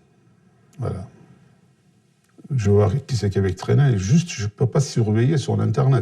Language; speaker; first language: French; non-native, learner; Turkish